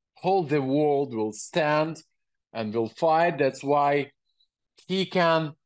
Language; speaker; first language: English; non-native, learner; Ukrainian